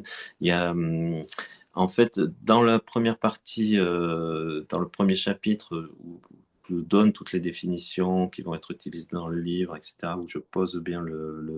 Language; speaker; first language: French; native; French